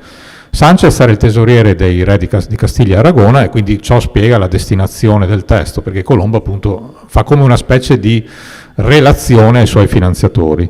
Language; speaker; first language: Italian; native; Italian